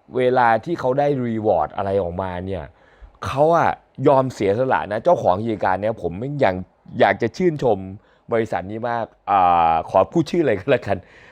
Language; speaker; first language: Thai; native; Thai